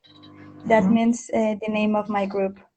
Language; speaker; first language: English; non-native, fluent; Spanish